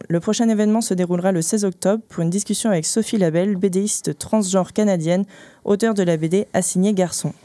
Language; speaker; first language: French; native; French